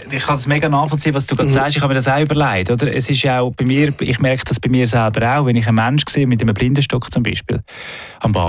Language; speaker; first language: German; native; German